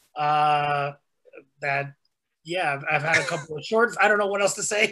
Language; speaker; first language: English; early bilingual, other home language; Spanish